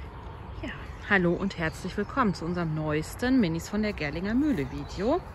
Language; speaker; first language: German; native; German